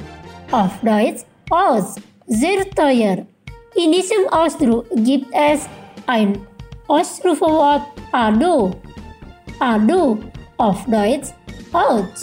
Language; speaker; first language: German; non-native, fluent; Indonesian